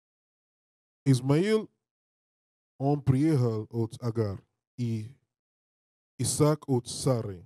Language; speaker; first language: Russian; non-native, learner; English